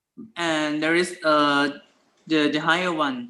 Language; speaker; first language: English; non-native, learner; Thai